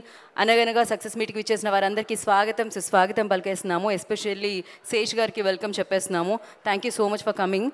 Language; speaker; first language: Telugu; native; Telugu